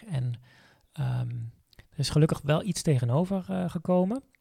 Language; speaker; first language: Dutch; native; Dutch